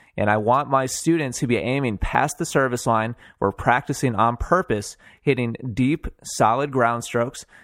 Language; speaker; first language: English; native; English